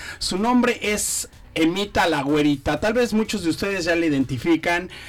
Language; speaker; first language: Spanish; native; Spanish